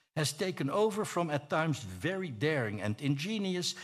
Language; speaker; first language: English; non-native, fluent; Dutch